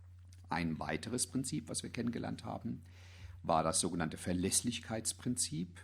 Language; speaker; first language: German; native; German